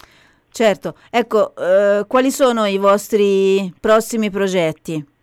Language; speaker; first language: Italian; native; Italian